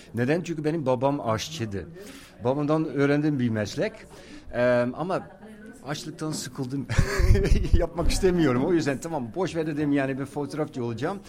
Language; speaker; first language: Turkish; non-native, fluent; Dutch